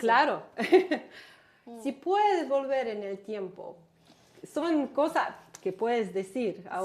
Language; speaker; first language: Spanish; non-native, learner; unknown